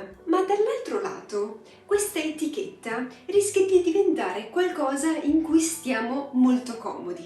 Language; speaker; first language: Italian; native; Italian